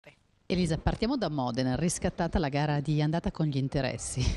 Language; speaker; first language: Italian; native; Italian